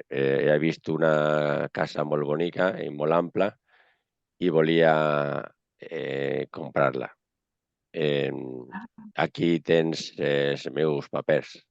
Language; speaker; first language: Catalan; non-native, local second language; Spanish